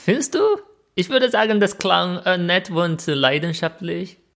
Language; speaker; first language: German; non-native, fluent; Chinese